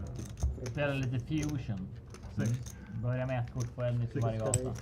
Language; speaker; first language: Swedish; native; Swedish